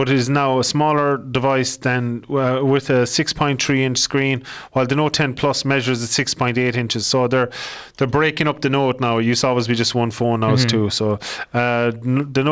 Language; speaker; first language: English; native; English